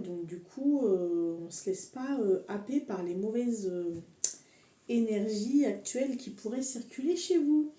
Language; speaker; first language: French; native; French